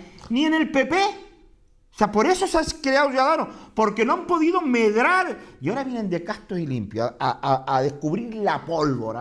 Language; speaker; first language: Spanish; native; Spanish